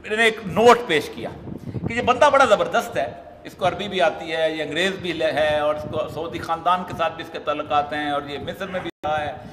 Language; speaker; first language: Urdu; non-native, local second language; Punjabi